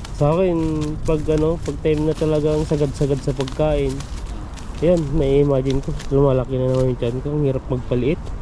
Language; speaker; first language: Filipino; native; Filipino